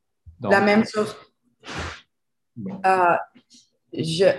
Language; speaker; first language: French; non-native, learner; Spanish